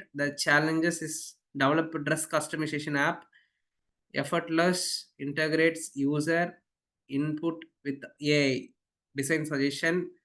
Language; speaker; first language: English; non-native, local second language; Tamil